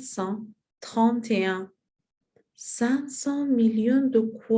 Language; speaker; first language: French; non-native, learner; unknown